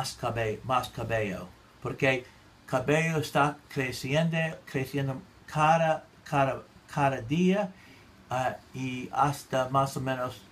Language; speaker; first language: Spanish; non-native, learner; English